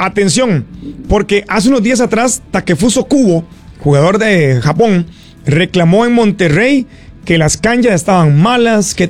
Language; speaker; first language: Spanish; native; Spanish